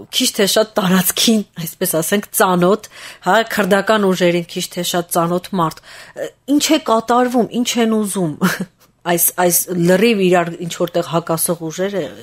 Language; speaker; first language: Armenian; native; Armenian